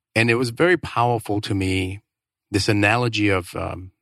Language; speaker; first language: English; non-native, fluent; Danish